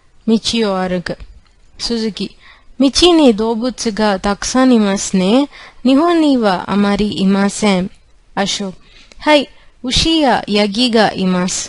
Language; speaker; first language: Japanese; non-native, fluent; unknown